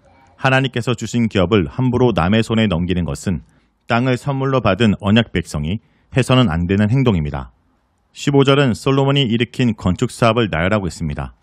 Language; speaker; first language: Korean; native; Korean